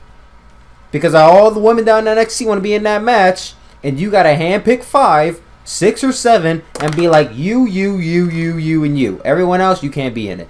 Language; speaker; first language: English; native; English